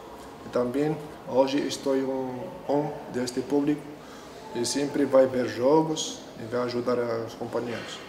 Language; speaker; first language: Portuguese; non-native, learner; Arabic